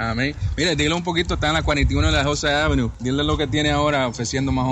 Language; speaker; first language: Spanish; native; Spanish